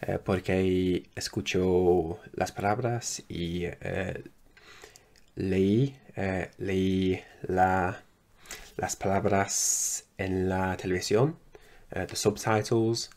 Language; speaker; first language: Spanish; non-native, learner; English